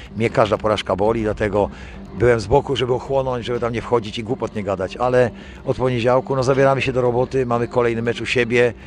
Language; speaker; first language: Polish; native; Polish